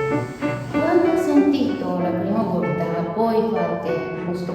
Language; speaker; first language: Italian; non-native, fluent; Japanese